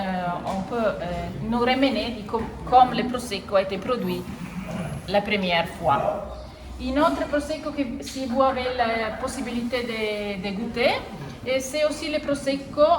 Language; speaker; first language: French; non-native, fluent; Italian